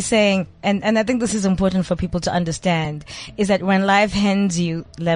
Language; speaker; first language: English; non-native, local second language; Zulu